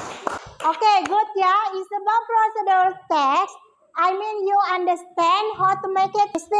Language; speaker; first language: English; non-native, learner; Indonesian